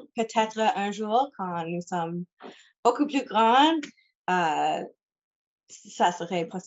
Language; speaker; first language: French; non-native, local second language; English